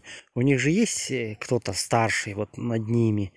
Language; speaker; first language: Russian; native; Russian